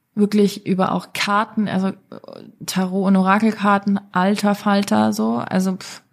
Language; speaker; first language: German; native; German